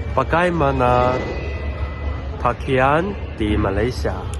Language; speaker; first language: Indonesian; non-native, learner; Chinese